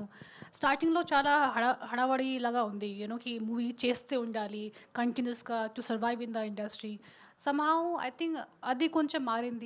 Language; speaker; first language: Telugu; non-native, learner; Hindi